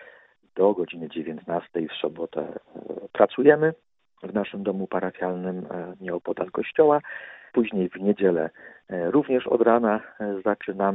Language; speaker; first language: Polish; native; Polish